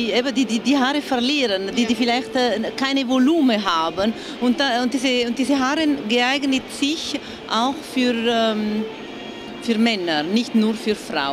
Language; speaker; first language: German; non-native, fluent; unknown